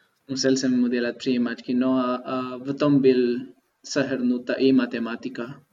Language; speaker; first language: Czech; non-native, fluent; Spanish